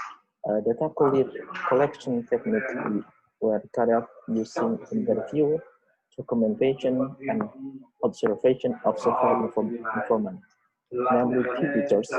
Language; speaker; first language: English; non-native, learner; Indonesian